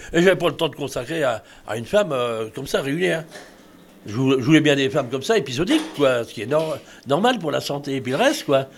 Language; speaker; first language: French; native; French